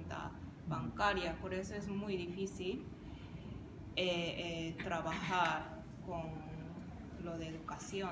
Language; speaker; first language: Spanish; non-native, fluent; Japanese